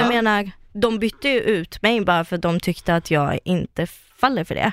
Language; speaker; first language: Swedish; non-native, fluent; Russian